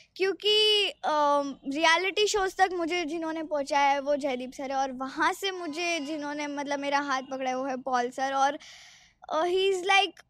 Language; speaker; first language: Hindi; non-native, local second language; Gujarati